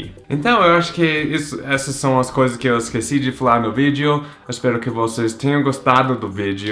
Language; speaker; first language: Portuguese; non-native, fluent; English